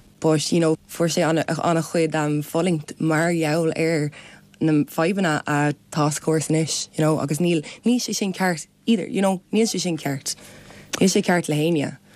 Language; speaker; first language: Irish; non-native, local second language; English